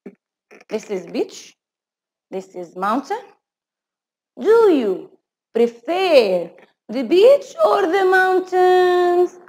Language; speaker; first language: English; non-native, fluent; Arabic